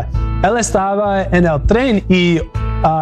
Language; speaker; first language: Spanish; non-native, learner; English